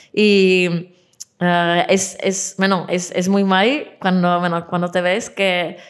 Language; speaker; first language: Spanish; non-native, fluent; Czech